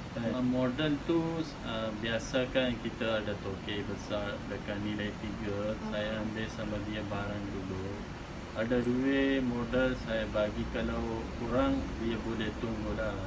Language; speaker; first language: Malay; non-native, learner; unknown